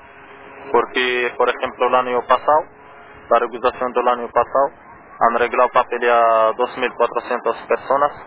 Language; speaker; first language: Spanish; non-native, learner; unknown